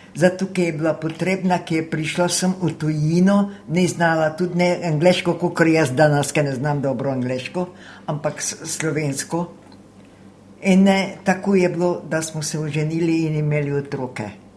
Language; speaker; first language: Slovenian; native; Slovenian